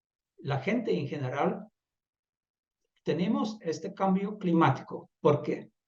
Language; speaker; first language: Spanish; non-native, fluent; Dutch